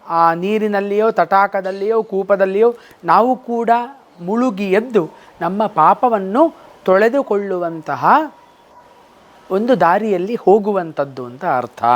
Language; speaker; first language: Kannada; native; Kannada